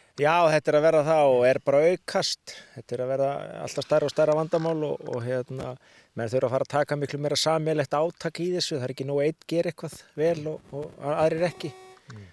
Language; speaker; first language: Icelandic; native; Icelandic